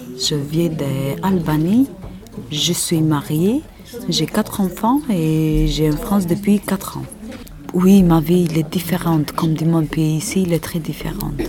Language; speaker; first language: French; non-native, learner; Albanian